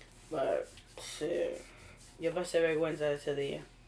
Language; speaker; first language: Spanish; early bilingual, heritage; Spanish